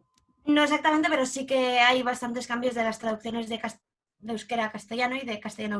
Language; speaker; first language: Spanish; native; Spanish